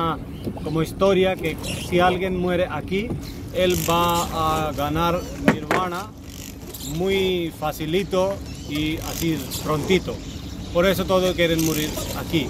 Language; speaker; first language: Spanish; non-native, learner; Hindi